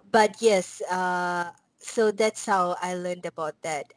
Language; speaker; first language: English; non-native, local second language; Tamil